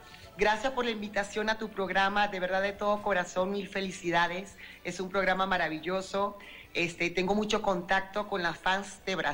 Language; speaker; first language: Spanish; native; Spanish